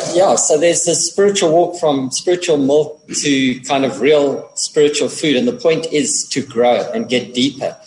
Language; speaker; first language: English; native; English